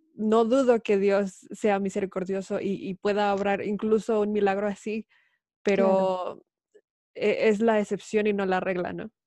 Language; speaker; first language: Spanish; native; Spanish